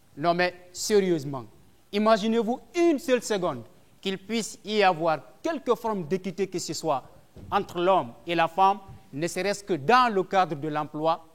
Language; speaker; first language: French; non-native, local second language; Fula